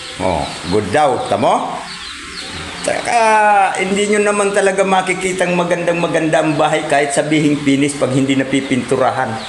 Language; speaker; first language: Filipino; non-native, local second language; Cebuano